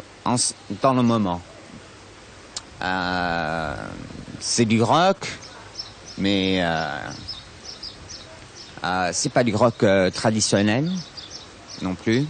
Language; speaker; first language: French; non-native, fluent; English